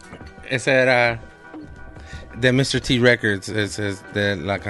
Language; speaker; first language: Spanish; early bilingual, heritage; Spanish